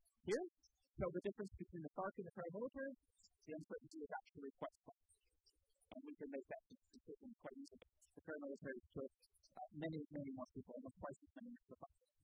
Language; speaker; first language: English; native; English